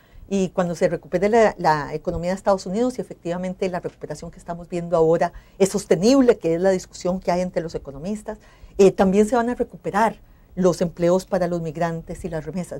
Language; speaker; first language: Spanish; native; Spanish